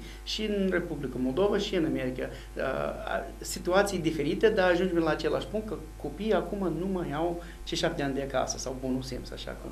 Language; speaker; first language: Romanian; non-native, fluent; English